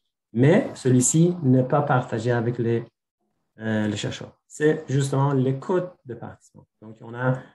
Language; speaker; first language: French; non-native, fluent; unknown